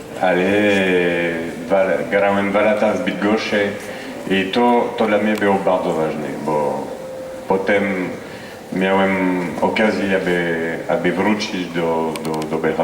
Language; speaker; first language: Polish; non-native, learner; French